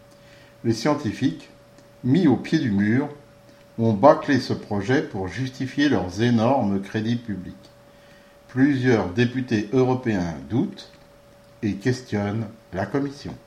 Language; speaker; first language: French; native; French